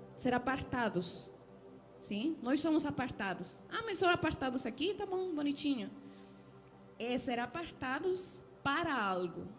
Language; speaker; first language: Portuguese; non-native, fluent; Spanish